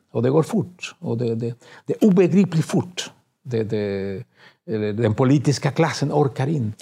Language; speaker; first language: Swedish; non-native, fluent; Spanish